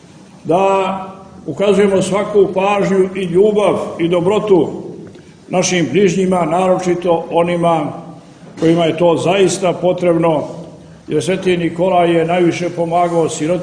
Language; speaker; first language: Croatian; native; Croatian